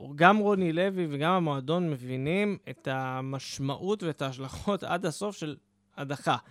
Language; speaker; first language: Hebrew; native; Hebrew